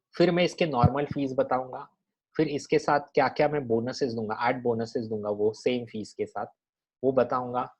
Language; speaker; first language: Hindi; non-native, local second language; Marathi